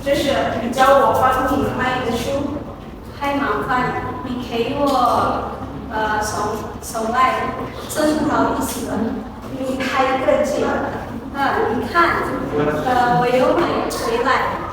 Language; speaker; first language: Chinese; non-native, fluent; Indonesian